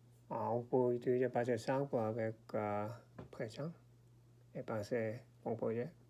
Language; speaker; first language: French; non-native, learner; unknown